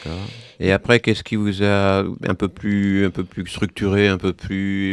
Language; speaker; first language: French; native; French